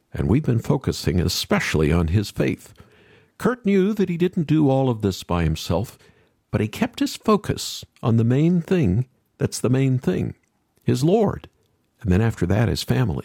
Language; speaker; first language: English; native; English